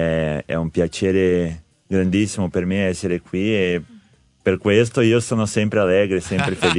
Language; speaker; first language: Italian; non-native, learner; Portuguese